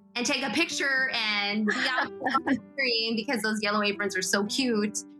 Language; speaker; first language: English; native; English